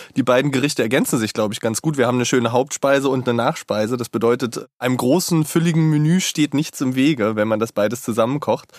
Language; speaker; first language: German; native; German